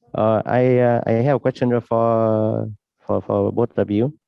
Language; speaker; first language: English; non-native, learner; Vietnamese